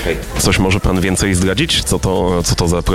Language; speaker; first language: Polish; native; Polish